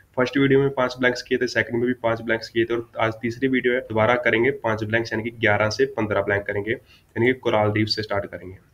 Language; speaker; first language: Hindi; non-native, local second language; Punjabi